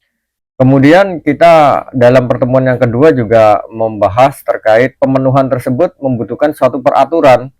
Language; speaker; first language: Indonesian; native; Indonesian